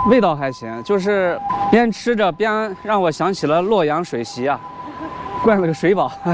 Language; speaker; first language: Chinese; native; Chinese